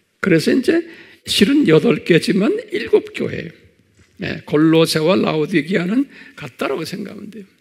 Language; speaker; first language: Korean; native; Korean